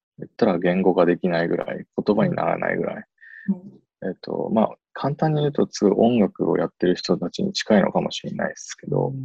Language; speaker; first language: Japanese; native; Japanese